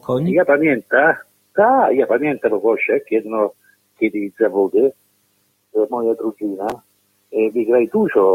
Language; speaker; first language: Polish; non-native, learner; Italian